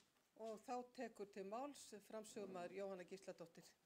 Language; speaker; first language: Icelandic; native; Icelandic